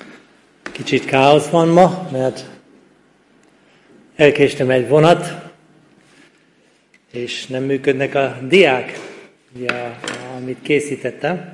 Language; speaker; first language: Hungarian; non-native, fluent; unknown